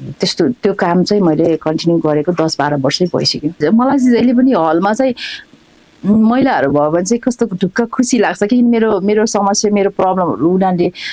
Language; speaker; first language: Nepali; non-native, local second language; Sherpa